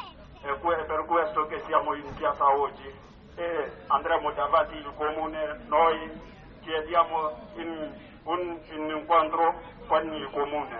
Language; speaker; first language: Italian; non-native, learner; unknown